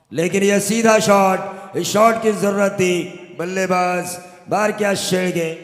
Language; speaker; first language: Hindi; non-native, local second language; Marathi